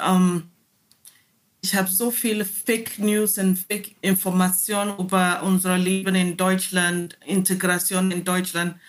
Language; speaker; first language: German; non-native, learner; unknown